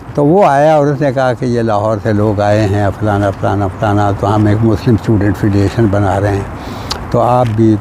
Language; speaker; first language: Urdu; non-native, local second language; Punjabi